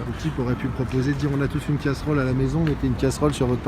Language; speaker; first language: French; native; French